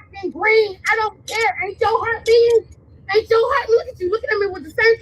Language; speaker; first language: English; native; English